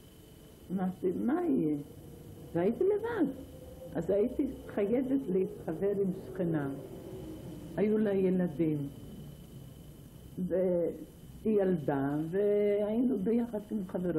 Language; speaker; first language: Hebrew; non-native, fluent; Ladino